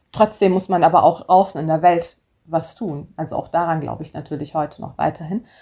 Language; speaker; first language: German; early bilingual, other home language; Turkish